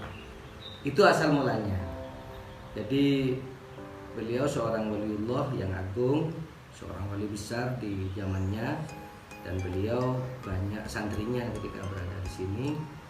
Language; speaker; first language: Indonesian; non-native, local second language; Madurese